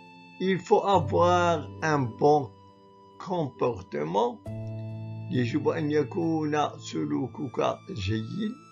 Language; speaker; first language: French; non-native, fluent; Arabic